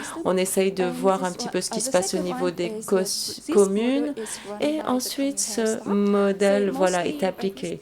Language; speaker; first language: French; non-native, fluent; Vietnamese